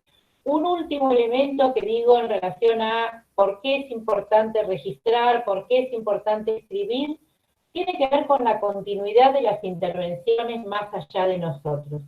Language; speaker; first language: Spanish; native; Spanish